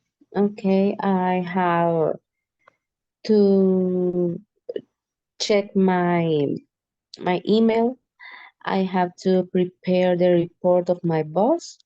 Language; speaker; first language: English; non-native, learner; Spanish